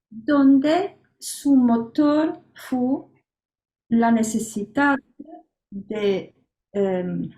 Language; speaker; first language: Spanish; non-native, learner; Italian